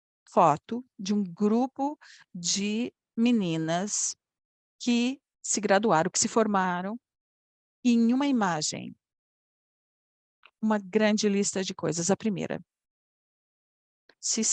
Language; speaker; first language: Portuguese; non-native, fluent; Polish